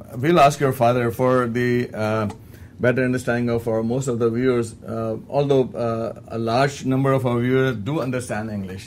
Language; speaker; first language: English; non-native, local second language; Urdu